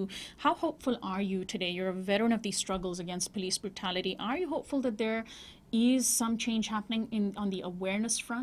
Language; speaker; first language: English; native; English